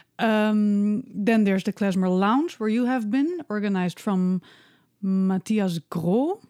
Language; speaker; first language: English; non-native, fluent; Dutch